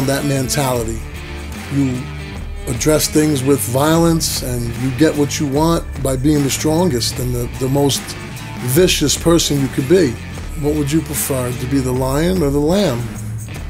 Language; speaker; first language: English; native; English